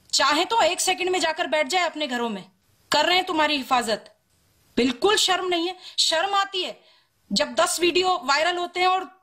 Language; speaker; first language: Hindi; native; Hindi